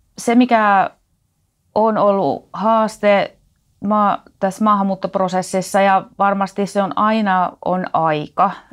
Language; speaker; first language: Finnish; native; Finnish